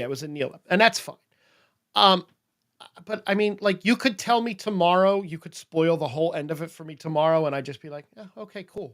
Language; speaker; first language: English; native; English